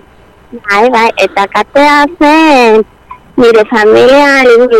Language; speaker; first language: Basque; non-native, local second language; Spanish